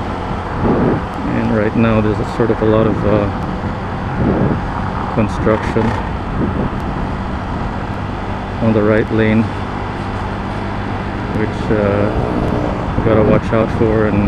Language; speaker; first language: English; non-native, local second language; Filipino